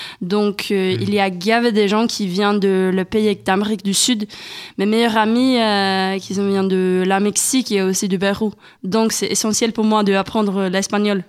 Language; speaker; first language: French; non-native, learner; Swedish